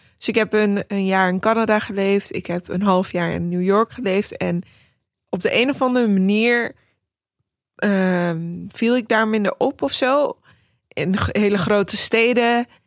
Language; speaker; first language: Dutch; early bilingual, other home language; Persian